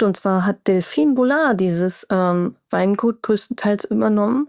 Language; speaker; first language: German; native; German